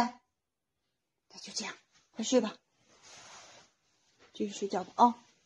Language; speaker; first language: Chinese; native; Chinese